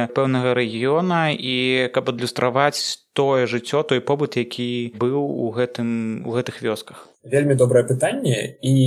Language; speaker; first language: Belarusian; non-native, local second language; Russian